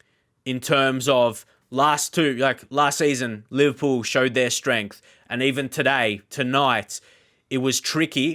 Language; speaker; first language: English; native; English